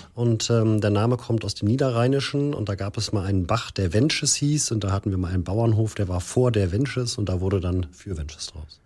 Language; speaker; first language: German; native; German